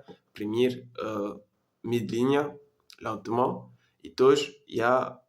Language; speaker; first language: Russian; non-native, learner; French